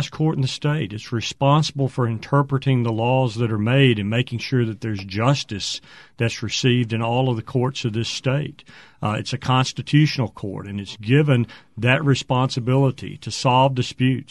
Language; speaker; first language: English; native; English